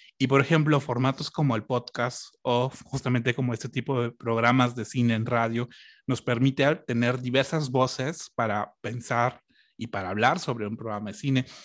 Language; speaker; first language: Spanish; native; Spanish